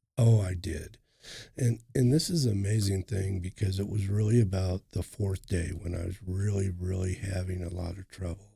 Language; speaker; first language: English; native; English